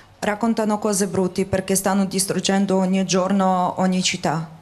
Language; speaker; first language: Italian; non-native, learner; Ukrainian